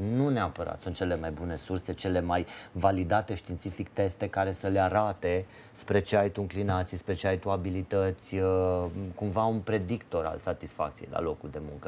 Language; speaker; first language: Romanian; native; Romanian